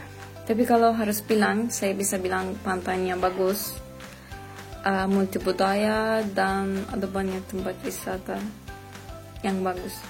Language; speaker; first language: Indonesian; non-native, fluent; Azerbaijani